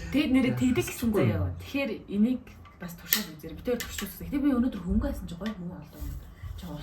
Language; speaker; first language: Mongolian; native; Mongolian